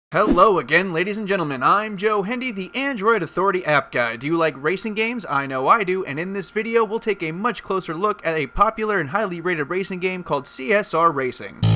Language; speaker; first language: English; native; English